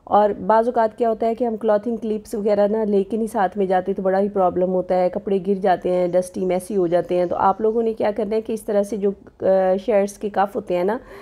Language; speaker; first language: Urdu; native; Urdu